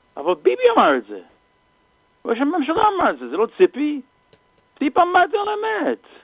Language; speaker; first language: Hebrew; non-native, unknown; English